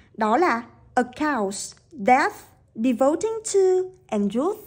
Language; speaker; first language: English; non-native, fluent; Vietnamese